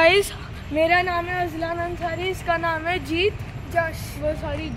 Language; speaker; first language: Hindi; native; Hindi